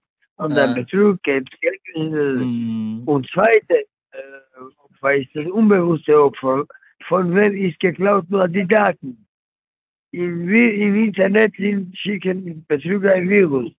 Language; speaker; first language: German; non-native, learner; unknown